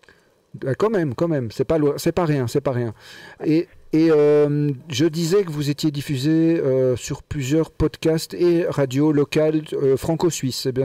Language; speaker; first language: French; native; French